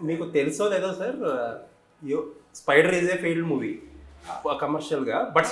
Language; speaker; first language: Telugu; native; Telugu